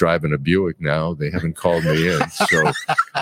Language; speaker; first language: English; native; English